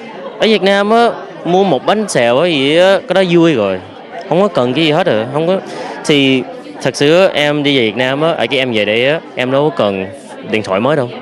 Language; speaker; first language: Vietnamese; early bilingual, heritage; English